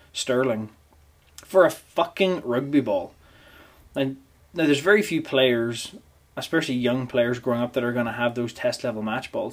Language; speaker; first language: English; native; English